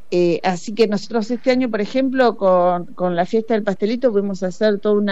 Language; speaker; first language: Spanish; native; Spanish